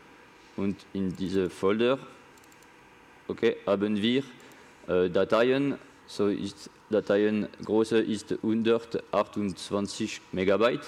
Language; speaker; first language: German; non-native, learner; French